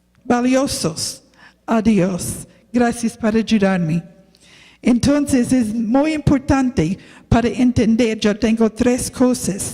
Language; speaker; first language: Spanish; non-native, learner; English